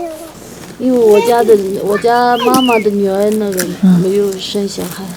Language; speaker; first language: Chinese; non-native, local second language; Tibetan